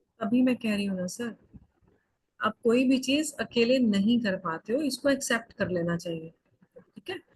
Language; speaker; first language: Hindi; native; Hindi